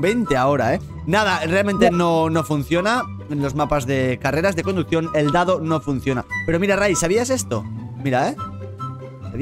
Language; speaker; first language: Spanish; native; Spanish